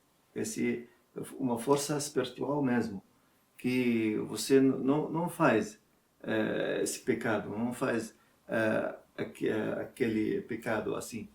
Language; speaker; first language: Portuguese; non-native, learner; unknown